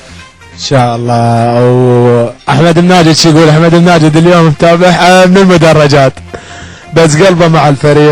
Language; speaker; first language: Arabic; native; Arabic